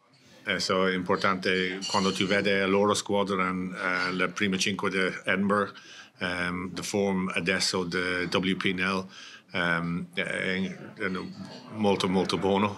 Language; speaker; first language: Italian; non-native, learner; English